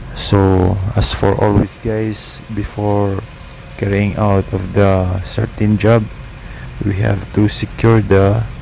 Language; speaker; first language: English; non-native, local second language; Filipino